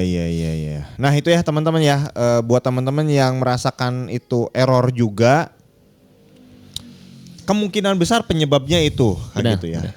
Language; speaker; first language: Indonesian; native; Indonesian